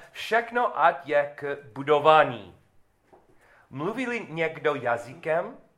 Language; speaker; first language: Czech; non-native, learner; English